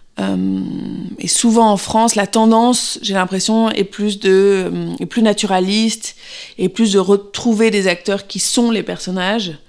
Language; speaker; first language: French; native; French